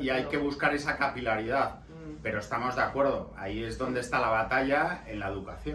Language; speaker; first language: Spanish; native; Spanish